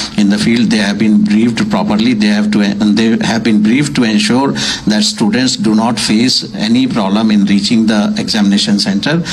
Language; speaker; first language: English; non-native, local second language; Bangla